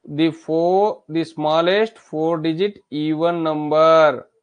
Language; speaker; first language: English; non-native, local second language; Kannada